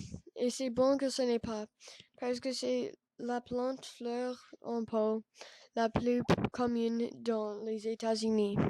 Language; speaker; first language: French; non-native, learner; English